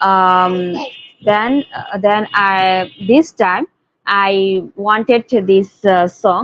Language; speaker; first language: English; non-native, learner; Bangla